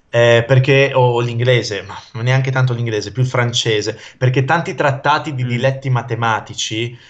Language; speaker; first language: Italian; native; Italian